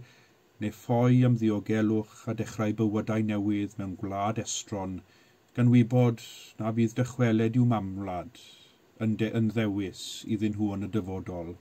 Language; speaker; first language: Welsh; native; Welsh